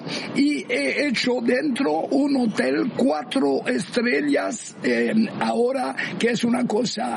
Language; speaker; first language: Spanish; non-native, fluent; French